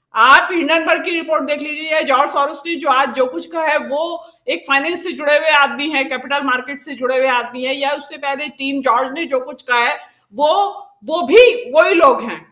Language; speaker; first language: Hindi; native; Hindi